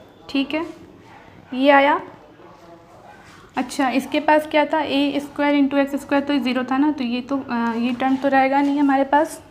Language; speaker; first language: Hindi; native; Hindi